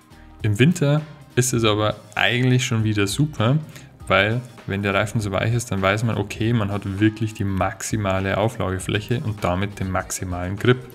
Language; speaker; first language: German; native; German